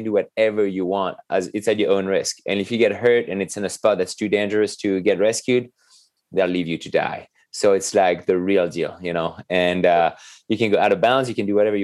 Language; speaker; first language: English; non-native, fluent; French